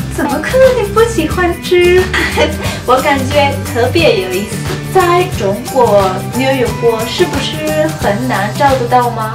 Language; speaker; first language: Chinese; non-native, fluent; Spanish